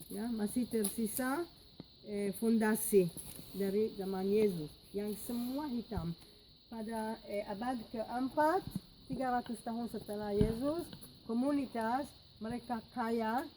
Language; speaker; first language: Indonesian; non-native, fluent; Hebrew